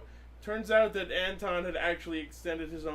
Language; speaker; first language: English; native; English